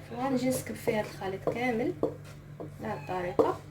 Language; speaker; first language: Arabic; native; Arabic